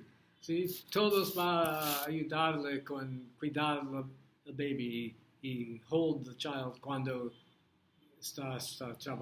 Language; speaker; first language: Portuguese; non-native, learner; English